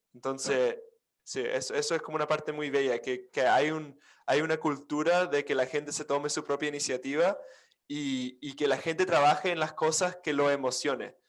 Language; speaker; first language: Spanish; non-native, fluent; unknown